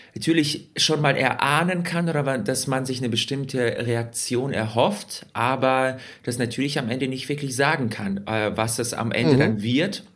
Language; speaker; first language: German; early bilingual, other home language; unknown